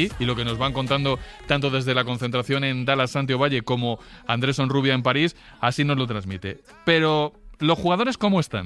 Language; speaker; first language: Spanish; native; Spanish